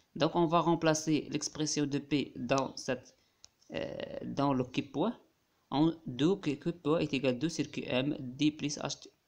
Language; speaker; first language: French; non-native, local second language; Arabic